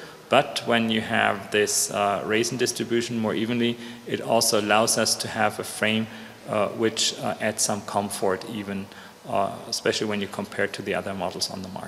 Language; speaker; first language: English; non-native, fluent; German